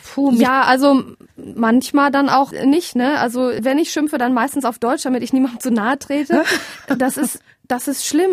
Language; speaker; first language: German; native; German